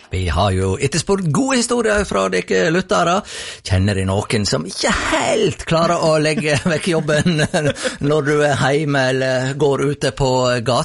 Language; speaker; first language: Norwegian; native; Norwegian